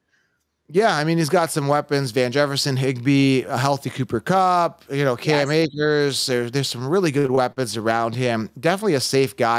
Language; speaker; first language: English; native; English